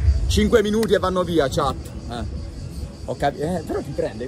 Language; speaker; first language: Italian; native; Italian